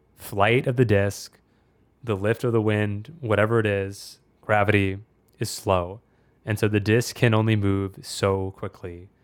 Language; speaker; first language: English; native; English